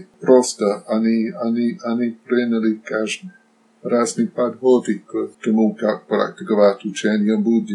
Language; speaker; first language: Russian; non-native, fluent; Slovak